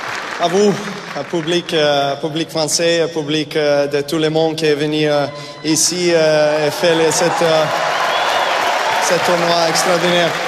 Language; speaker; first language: French; non-native, learner; Serbian